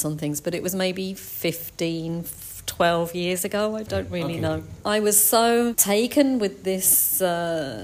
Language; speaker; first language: English; native; English